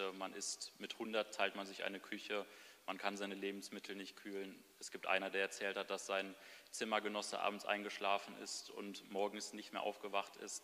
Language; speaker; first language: German; native; German